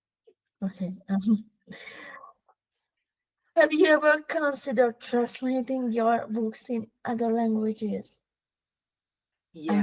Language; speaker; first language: English; non-native, learner; Hungarian